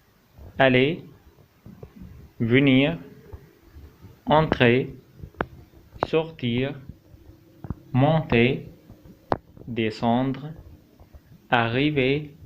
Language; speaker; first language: French; non-native, local second language; Arabic